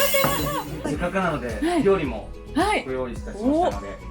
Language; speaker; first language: Japanese; non-native, learner; English